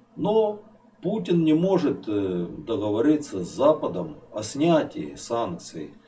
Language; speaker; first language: Russian; non-native, local second language; Ukrainian